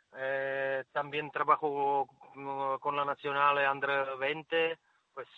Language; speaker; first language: Spanish; non-native, fluent; Czech